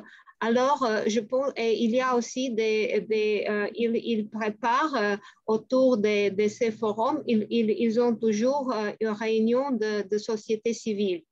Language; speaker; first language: French; non-native, fluent; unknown